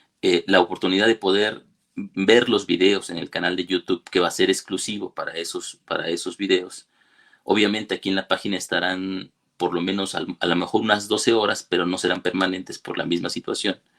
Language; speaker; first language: Spanish; native; Spanish